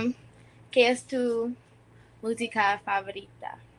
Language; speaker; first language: Spanish; non-native, learner; English